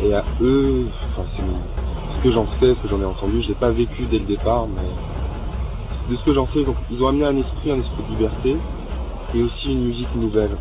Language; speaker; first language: French; native; French